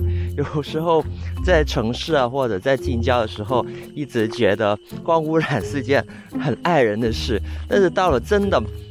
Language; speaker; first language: Chinese; non-native, local second language; Cantonese